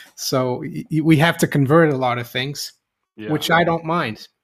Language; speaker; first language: English; non-native, fluent; Portuguese